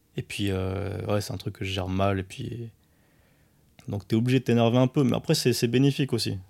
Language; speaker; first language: French; early bilingual, other home language; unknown